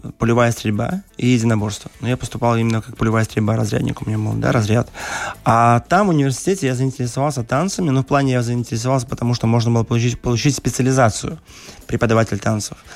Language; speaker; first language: Russian; native; Russian